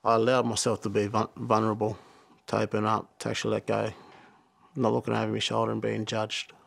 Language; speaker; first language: English; native; English